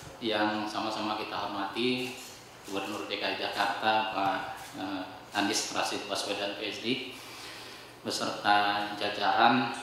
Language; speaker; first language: Indonesian; native; Indonesian